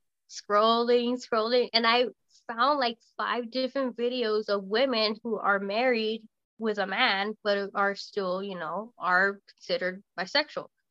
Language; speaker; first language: English; early bilingual, other home language; Spanish